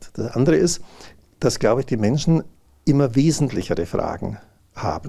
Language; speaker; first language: German; native; German